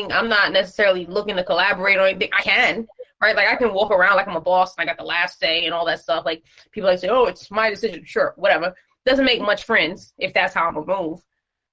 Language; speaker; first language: English; native; English